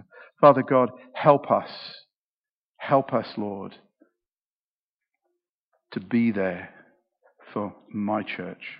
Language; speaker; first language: English; native; English